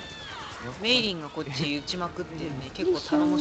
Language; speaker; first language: Japanese; native; Japanese